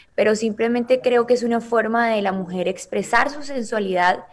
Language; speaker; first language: Spanish; native; Spanish